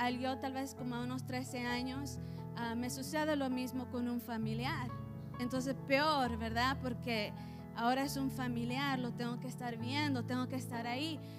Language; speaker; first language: Spanish; early bilingual, heritage; Spanish